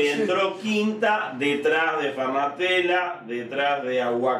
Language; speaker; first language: Spanish; native; Spanish